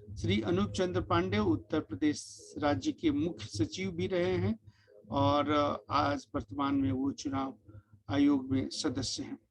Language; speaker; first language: Hindi; native; Hindi